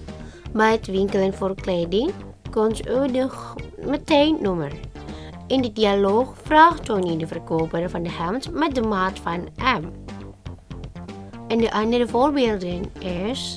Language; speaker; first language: Dutch; non-native, learner; Indonesian